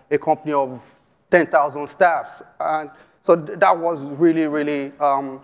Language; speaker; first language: English; non-native, local second language; Yoruba